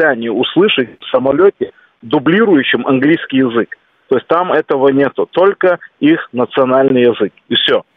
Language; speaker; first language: Russian; non-native, local second language; Kumyk